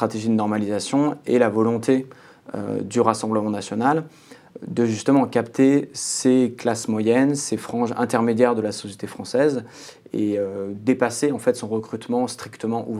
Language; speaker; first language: French; native; French